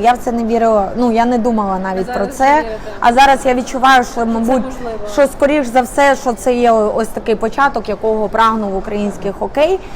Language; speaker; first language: Ukrainian; native; Ukrainian